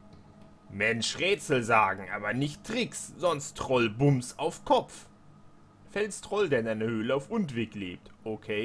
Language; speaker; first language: German; native; German